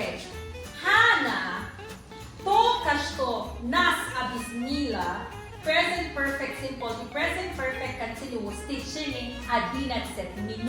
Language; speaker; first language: Russian; non-native, local second language; Tajik